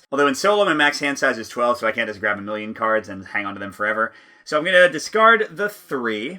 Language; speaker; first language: English; native; English